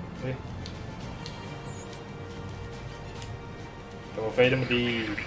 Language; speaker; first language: Chinese; native; Chinese